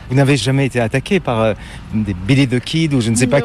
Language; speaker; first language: French; native; French